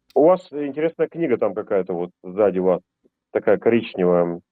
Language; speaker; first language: Russian; native; Russian